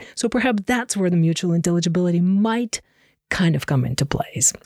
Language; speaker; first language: English; non-native, fluent; Ukrainian